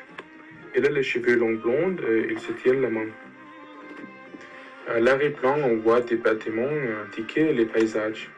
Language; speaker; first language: French; non-native, learner; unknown